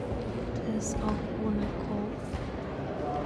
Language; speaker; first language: German; non-native, learner; Ukrainian